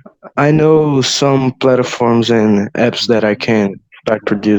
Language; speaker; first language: English; non-native, learner; Portuguese